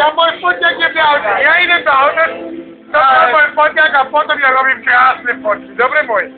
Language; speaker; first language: Slovak; non-native, learner; English